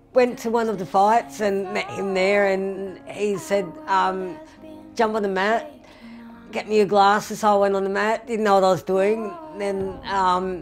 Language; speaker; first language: English; native; English